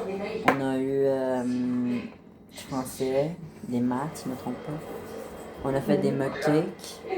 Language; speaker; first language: French; native; French